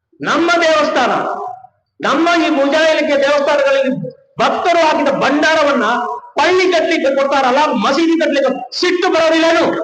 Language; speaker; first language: Kannada; non-native, local second language; Kodava